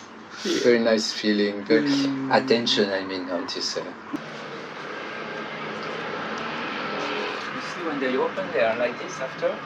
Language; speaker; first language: English; non-native, fluent; French